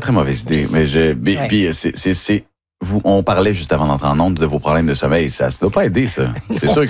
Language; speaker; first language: French; native; French